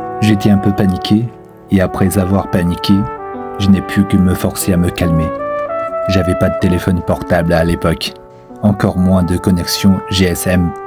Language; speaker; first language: French; non-native, fluent; Chinese